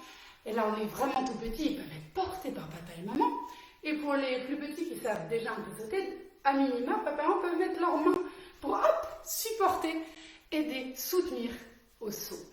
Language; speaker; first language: French; native; French